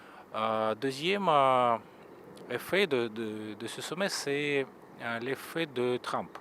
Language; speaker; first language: French; non-native, fluent; Russian